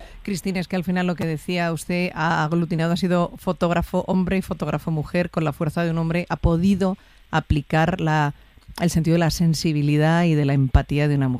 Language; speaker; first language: Spanish; native; Spanish